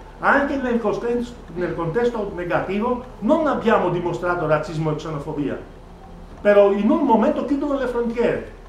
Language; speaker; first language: Italian; non-native, fluent; Greek